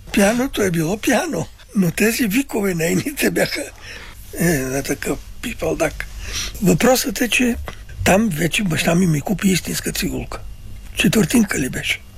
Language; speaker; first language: Bulgarian; early bilingual, other home language; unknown